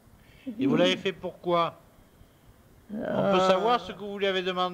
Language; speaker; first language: French; native; French